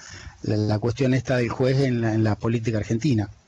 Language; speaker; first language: Spanish; native; Spanish